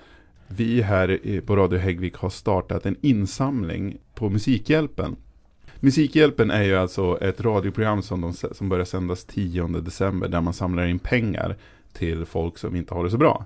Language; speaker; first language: Swedish; native; Swedish